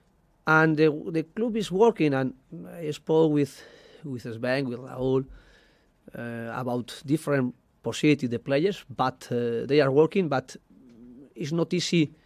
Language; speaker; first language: English; non-native, learner; Spanish